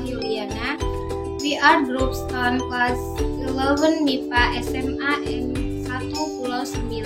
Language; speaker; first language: English; non-native, learner; Indonesian